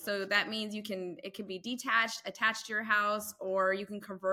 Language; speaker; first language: English; native; English